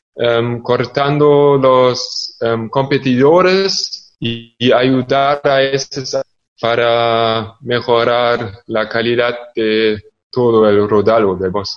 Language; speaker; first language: Spanish; non-native, fluent; German